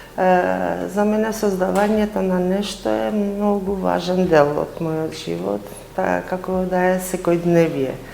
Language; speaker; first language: Macedonian; non-native, fluent; Armenian